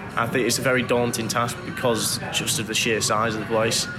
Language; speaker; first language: English; native; English